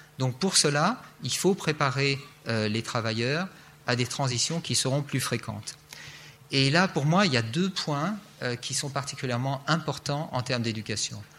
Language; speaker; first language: French; native; French